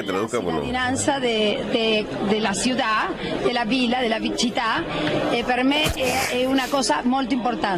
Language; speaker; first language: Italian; non-native, learner; Spanish